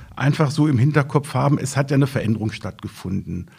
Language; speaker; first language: German; native; German